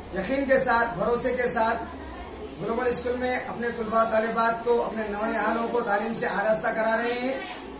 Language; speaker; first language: Urdu; native; Urdu